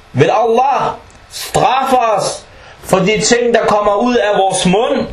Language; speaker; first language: Danish; non-native, fluent; Arabic